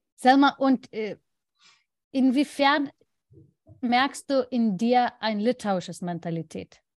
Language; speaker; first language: German; non-native, fluent; Lithuanian